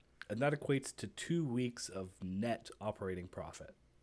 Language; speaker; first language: English; native; English